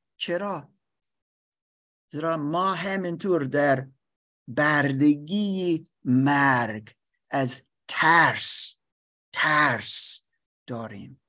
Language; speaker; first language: Persian; non-native, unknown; English